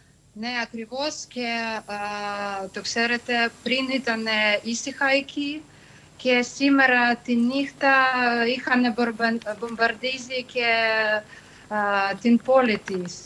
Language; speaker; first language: Greek; non-native, fluent; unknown